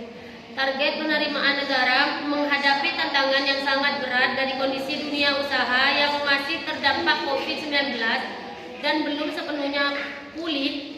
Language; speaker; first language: Indonesian; native; Indonesian